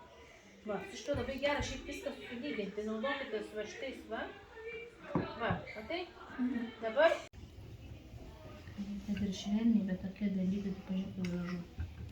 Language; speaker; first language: Lithuanian; native; Lithuanian